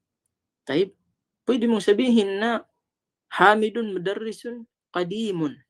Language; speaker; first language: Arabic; non-native, fluent; Filipino